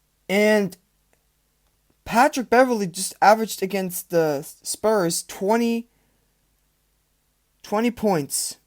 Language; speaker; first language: English; native; English